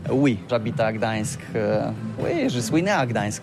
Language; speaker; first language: French; non-native, learner; Polish